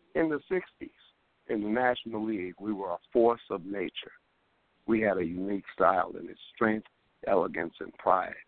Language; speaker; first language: English; native; English